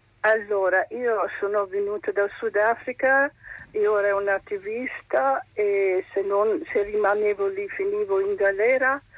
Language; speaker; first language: Italian; non-native, fluent; English